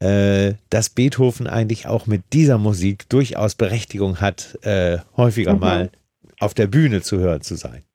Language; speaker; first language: German; native; German